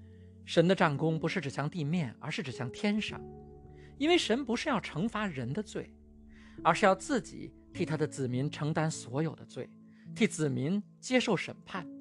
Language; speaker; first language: Chinese; native; Chinese